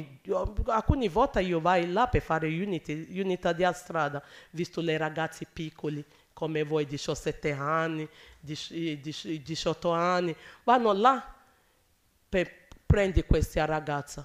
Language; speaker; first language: Italian; non-native, learner; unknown